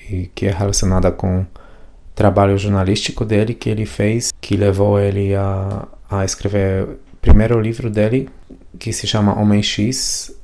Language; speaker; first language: Portuguese; non-native, fluent; Polish